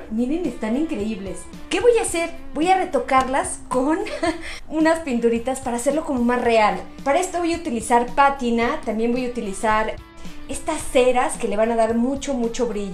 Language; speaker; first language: Spanish; native; Spanish